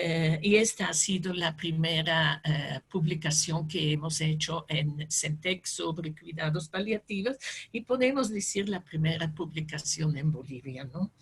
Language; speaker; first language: Spanish; non-native, fluent; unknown